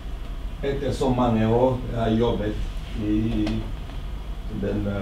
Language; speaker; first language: Norwegian; non-native, learner; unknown